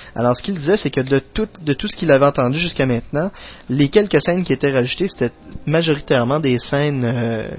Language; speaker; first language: French; native; French